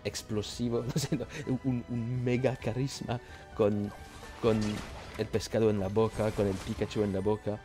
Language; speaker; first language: Spanish; non-native, learner; French